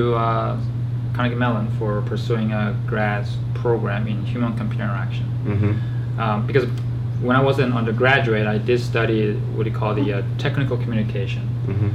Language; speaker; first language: English; non-native, fluent; Korean